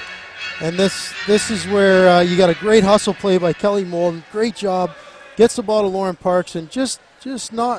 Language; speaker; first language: English; native; English